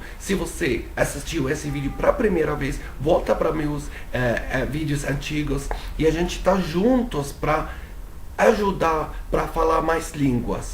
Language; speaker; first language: Portuguese; non-native, fluent; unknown